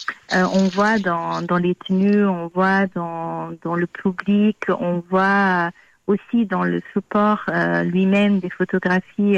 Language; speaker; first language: French; non-native, fluent; Portuguese